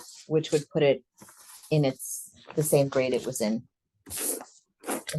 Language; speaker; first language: English; native; English